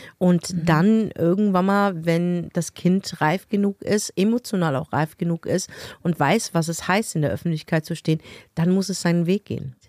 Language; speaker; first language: German; early bilingual, other home language; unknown